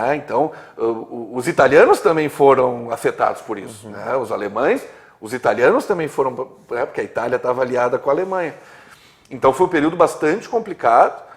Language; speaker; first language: Portuguese; native; Portuguese